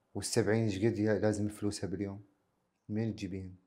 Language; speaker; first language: Arabic; native; Arabic